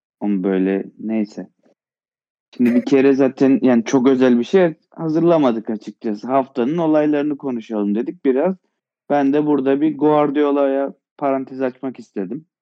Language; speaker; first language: Turkish; native; Turkish